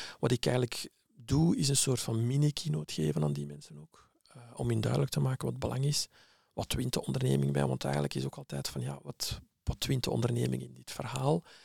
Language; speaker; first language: Dutch; early bilingual, other home language; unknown